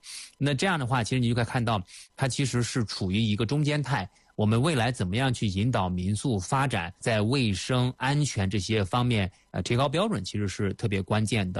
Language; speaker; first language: Chinese; native; Chinese